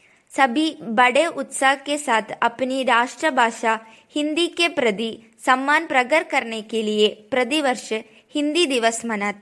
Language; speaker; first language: Hindi; non-native, local second language; Malayalam